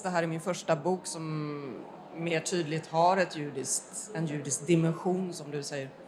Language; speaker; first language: Swedish; native; Swedish